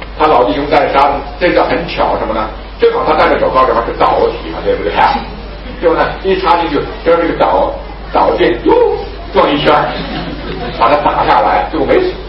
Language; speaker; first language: Chinese; native; Chinese